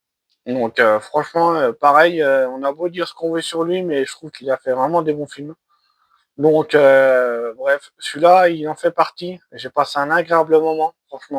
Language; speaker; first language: French; native; French